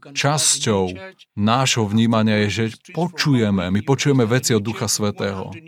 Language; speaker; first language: Slovak; non-native, fluent; Spanish